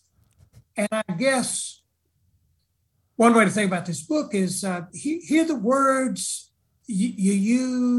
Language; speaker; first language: English; native; English